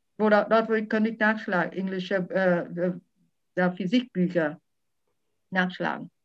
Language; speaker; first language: German; non-native, fluent; Vietnamese